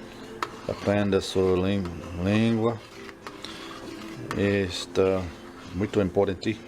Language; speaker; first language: Portuguese; non-native, learner; English